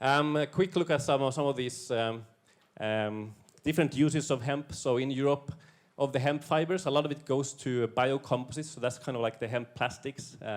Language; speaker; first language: English; non-native, fluent; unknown